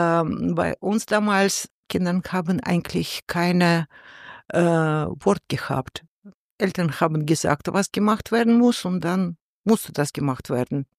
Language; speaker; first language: German; non-native, learner; Russian